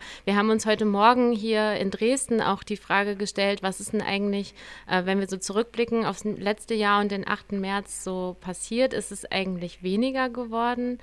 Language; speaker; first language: German; native; German